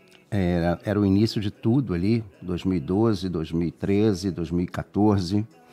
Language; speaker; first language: Portuguese; native; Portuguese